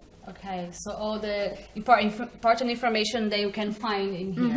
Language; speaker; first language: English; non-native, fluent; Portuguese